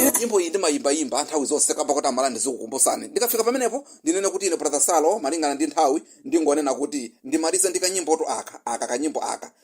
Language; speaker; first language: Nyanja; non-native, local second language; Yao